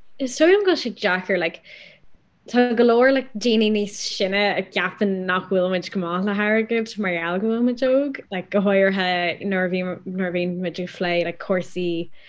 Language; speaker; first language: Irish; non-native, local second language; English